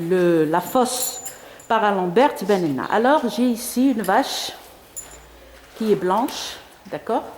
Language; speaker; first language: French; non-native, local second language; Arabic